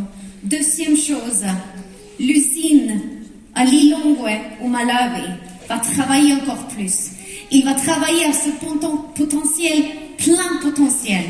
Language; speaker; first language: French; non-native, fluent; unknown